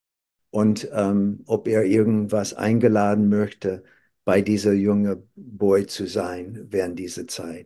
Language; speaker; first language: German; non-native, fluent; English